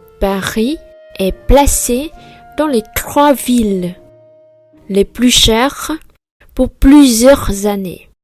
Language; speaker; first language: French; non-native, fluent; Vietnamese